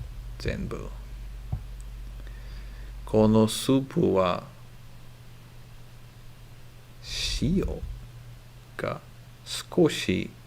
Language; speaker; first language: Japanese; non-native, learner; English